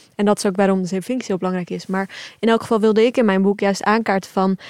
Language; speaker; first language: Dutch; early bilingual, other home language; Turkish